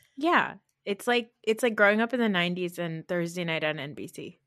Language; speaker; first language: English; early bilingual, other home language; Hindi